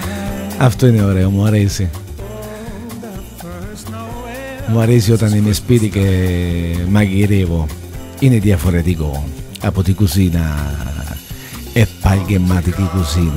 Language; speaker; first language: Greek; non-native, learner; Italian